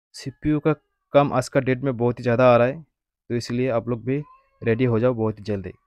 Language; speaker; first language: Hindi; non-native, local second language; Bangla